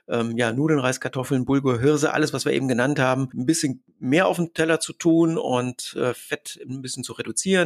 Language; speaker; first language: German; native; German